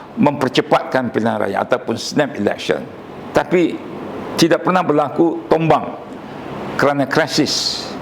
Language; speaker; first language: Malay; native; Malay